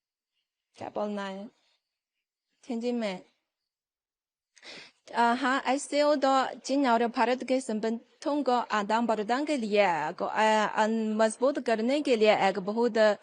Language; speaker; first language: Hindi; non-native, learner; Chinese